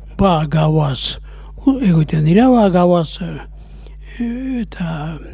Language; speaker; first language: Basque; native; Basque